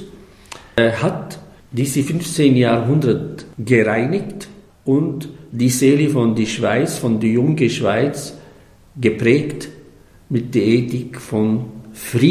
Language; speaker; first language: German; non-native, fluent; Arabic